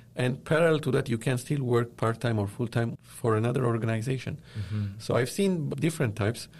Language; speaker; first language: English; non-native, fluent; Arabic